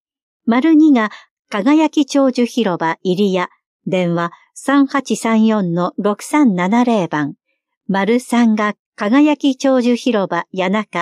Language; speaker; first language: Japanese; native; Japanese